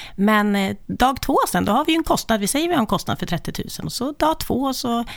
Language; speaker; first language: Swedish; native; Swedish